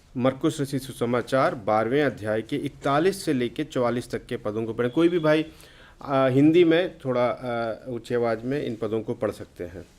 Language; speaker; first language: Hindi; native; Hindi